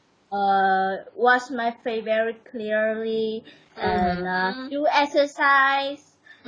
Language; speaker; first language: English; non-native, learner; Vietnamese